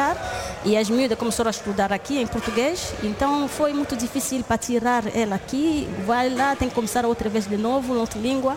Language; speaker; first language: Portuguese; non-native, learner; Lingala